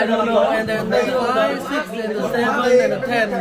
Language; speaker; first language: English; non-native, learner; Vietnamese